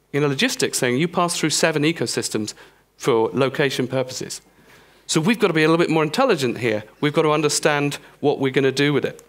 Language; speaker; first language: English; native; English